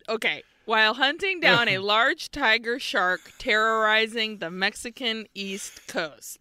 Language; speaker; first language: English; early bilingual, other home language; Spanish